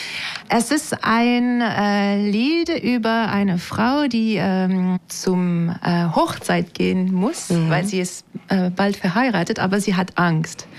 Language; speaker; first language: German; non-native, fluent; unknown